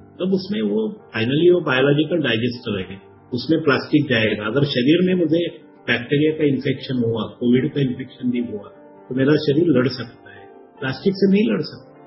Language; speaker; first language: Hindi; non-native, local second language; Marathi